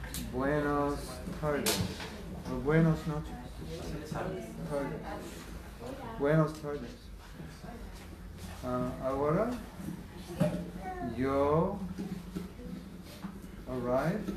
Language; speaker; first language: Spanish; non-native, learner; English